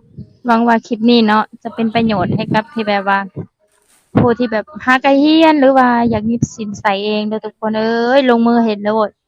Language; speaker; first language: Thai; non-native, local second language; Northeastern Thai